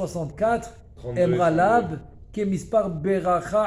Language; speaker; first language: Hebrew; non-native, fluent; French